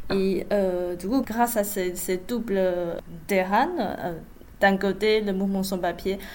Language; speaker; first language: French; non-native, fluent; Chinese